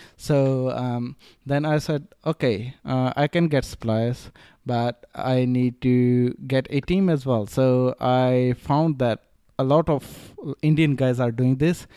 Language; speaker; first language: English; non-native, local second language; Punjabi